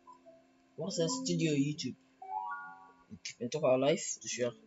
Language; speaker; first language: Dutch; non-native, local second language; French